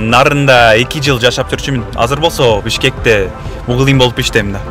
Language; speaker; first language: Kyrgyz; non-native, fluent; English